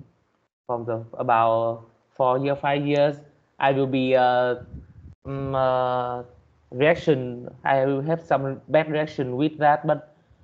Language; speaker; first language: English; non-native, learner; Vietnamese